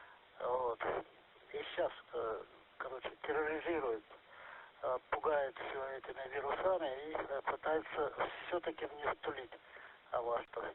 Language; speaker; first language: Russian; native; Russian